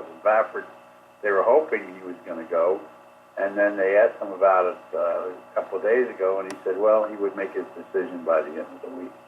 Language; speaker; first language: English; native; English